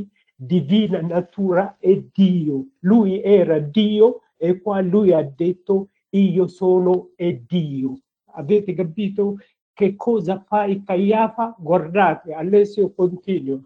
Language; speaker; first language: Italian; non-native, learner; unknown